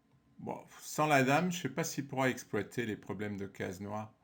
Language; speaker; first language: French; native; French